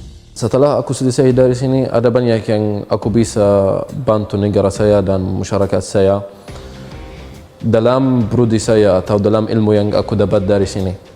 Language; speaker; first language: Indonesian; non-native, fluent; Arabic